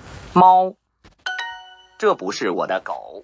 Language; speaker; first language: Chinese; non-native, learner; English